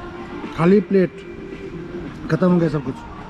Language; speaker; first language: Hindi; non-native, local second language; Assamese